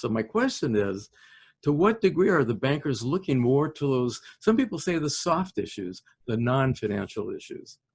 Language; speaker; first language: English; native; English